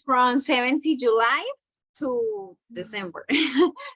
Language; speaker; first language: English; non-native, learner; Spanish